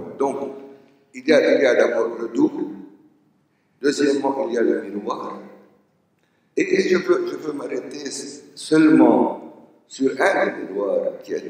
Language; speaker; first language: French; non-native, local second language; Arabic